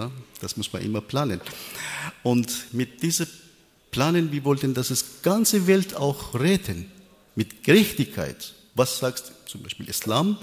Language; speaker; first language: German; non-native, learner; Persian